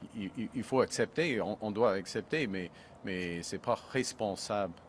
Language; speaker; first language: French; non-native, local second language; English